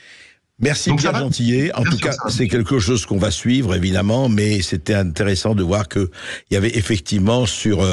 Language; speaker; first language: French; native; French